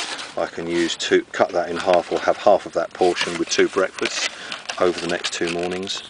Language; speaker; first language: English; native; English